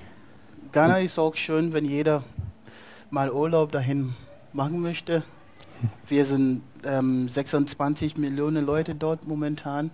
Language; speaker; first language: German; non-native, fluent; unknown